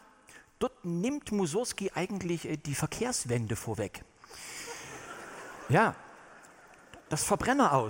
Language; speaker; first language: German; native; German